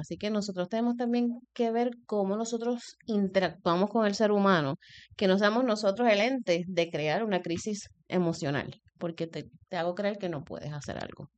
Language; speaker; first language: Spanish; native; Spanish